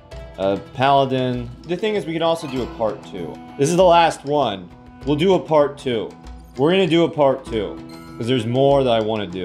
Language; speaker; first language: English; native; English